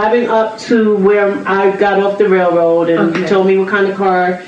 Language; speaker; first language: English; native; English